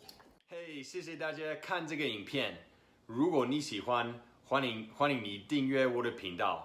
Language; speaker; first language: Chinese; non-native, fluent; English